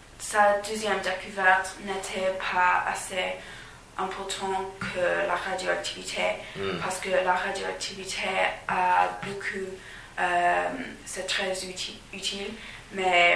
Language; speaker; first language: French; non-native, fluent; English